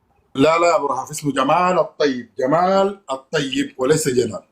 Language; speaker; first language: Arabic; native; Arabic